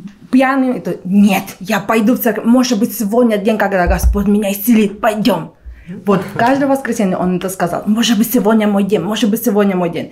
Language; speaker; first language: Russian; non-native, fluent; Spanish